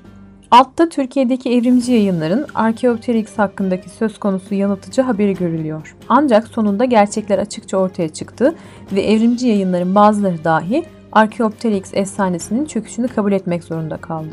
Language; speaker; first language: Turkish; native; Turkish